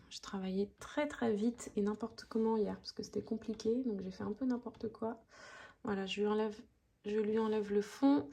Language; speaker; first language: French; native; French